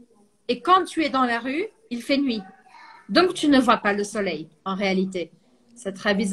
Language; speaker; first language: French; non-native, fluent; Portuguese